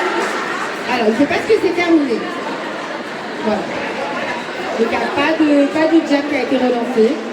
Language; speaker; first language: French; native; French